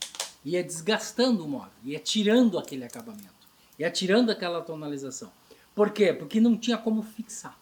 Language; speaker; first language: Portuguese; native; Portuguese